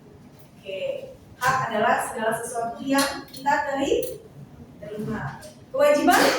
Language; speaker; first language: Indonesian; native; Indonesian